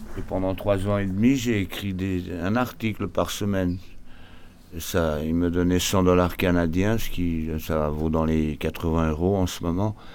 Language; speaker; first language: French; early bilingual, other home language; Portuguese